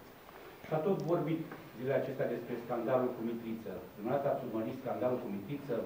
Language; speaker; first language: Romanian; native; Romanian